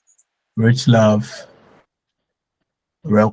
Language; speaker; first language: German; non-native, fluent; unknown